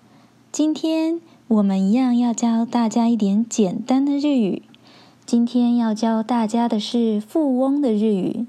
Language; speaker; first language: Chinese; native; Chinese